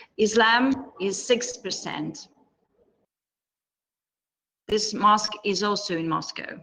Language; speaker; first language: English; non-native, fluent; Russian